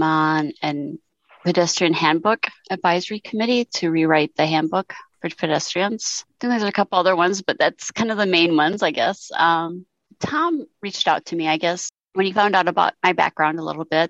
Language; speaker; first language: English; native; English